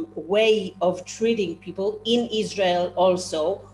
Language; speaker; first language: English; non-native, fluent; Hebrew